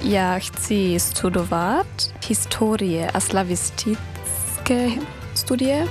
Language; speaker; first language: Czech; non-native, learner; German